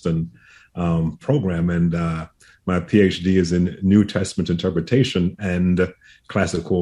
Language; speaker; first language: English; native; English